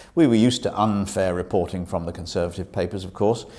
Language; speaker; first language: English; native; English